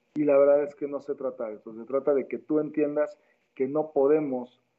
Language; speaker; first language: Spanish; native; Spanish